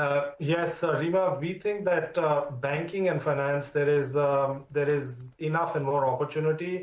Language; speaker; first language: English; non-native, local second language; Hindi